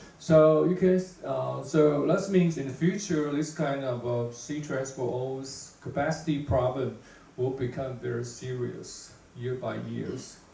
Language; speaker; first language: English; non-native, fluent; Chinese